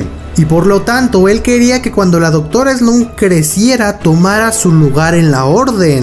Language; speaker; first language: Spanish; native; Spanish